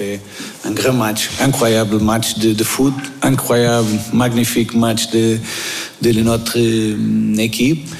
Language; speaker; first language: French; non-native, fluent; Portuguese